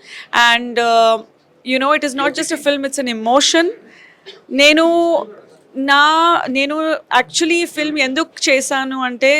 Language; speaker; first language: Telugu; non-native, fluent; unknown